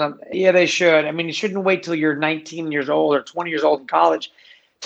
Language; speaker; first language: English; native; English